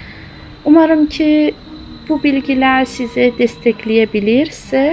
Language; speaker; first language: Turkish; non-native, fluent; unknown